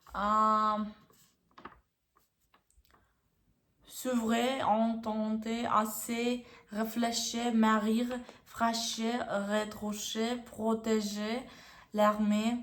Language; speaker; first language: French; non-native, learner; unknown